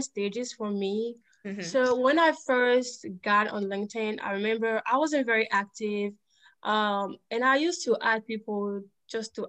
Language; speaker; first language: English; non-native, fluent; French